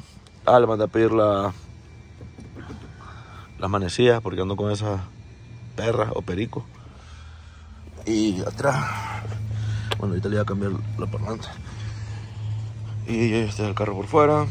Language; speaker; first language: Spanish; native; Spanish